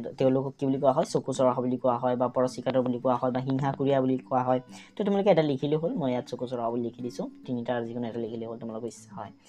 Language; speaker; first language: Assamese; non-native, local second language; Bangla